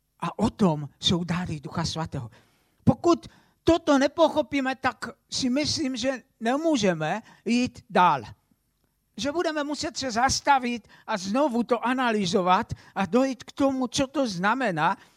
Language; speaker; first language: Czech; non-native, local second language; Polish